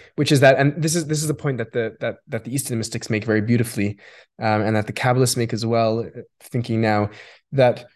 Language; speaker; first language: English; non-native, local second language; Yiddish